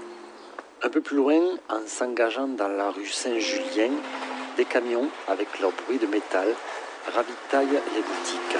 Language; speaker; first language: French; native; French